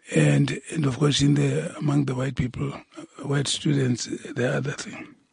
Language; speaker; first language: English; non-native, local second language; Southern Sotho